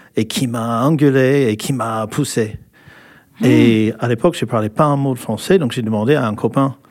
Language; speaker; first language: French; non-native, fluent; English